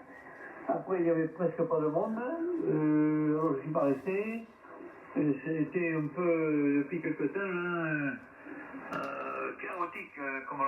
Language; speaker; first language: French; native; French